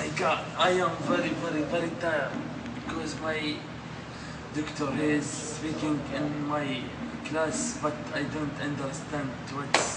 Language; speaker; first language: English; non-native, learner; Arabic